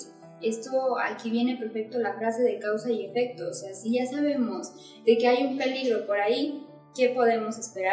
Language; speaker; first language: Spanish; native; Spanish